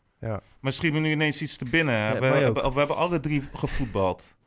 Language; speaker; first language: Dutch; native; Dutch